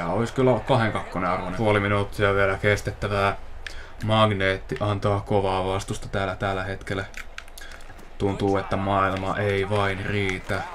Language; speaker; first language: Finnish; native; Finnish